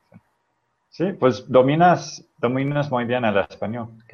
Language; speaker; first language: Spanish; non-native, fluent; English